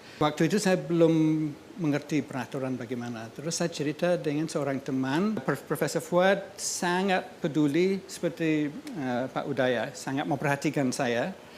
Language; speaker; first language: Indonesian; non-native, fluent; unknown